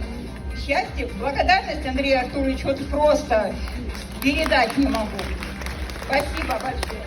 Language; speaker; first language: Russian; native; Russian